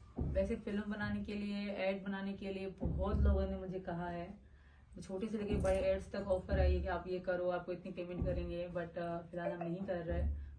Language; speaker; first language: Urdu; non-native, local second language; Sindhi